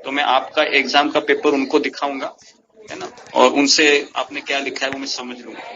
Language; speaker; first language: Hindi; non-native, local second language; Marathi